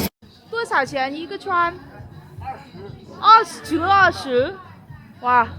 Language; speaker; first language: Chinese; non-native, learner; Vietnamese